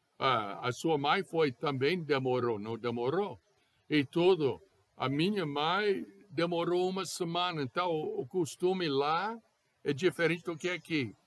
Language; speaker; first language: Portuguese; non-native, fluent; English